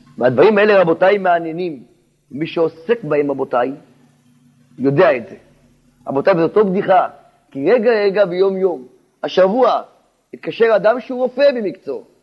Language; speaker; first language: Hebrew; native; Hebrew